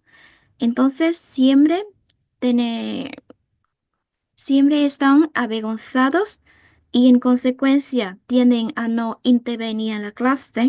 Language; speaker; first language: Spanish; non-native, fluent; Vietnamese